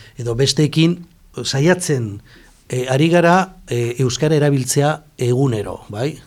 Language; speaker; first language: Basque; non-native, local second language; Spanish